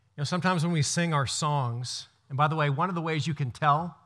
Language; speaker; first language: English; native; English